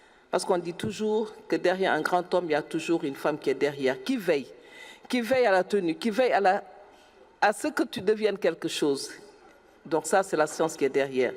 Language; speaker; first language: French; non-native, local second language; Wolof